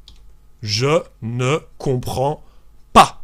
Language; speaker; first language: French; native; French